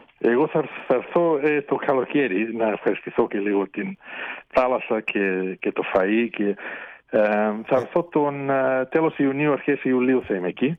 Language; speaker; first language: Greek; early bilingual, heritage; Greek